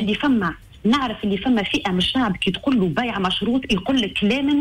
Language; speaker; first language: Arabic; native; Arabic